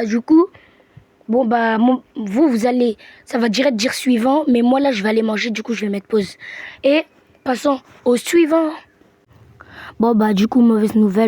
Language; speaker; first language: French; native; French